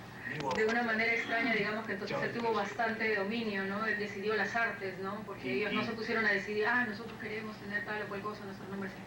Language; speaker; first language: Spanish; native; Spanish